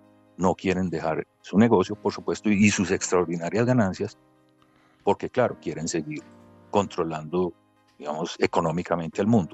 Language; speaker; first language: Spanish; native; Spanish